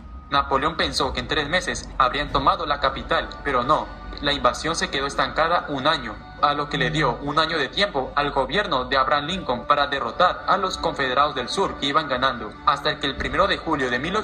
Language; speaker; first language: Spanish; native; Spanish